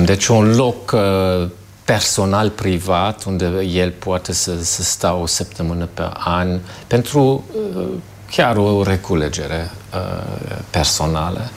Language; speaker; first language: Romanian; non-native, fluent; German